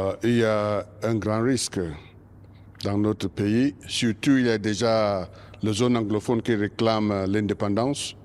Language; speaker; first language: French; non-native, local second language; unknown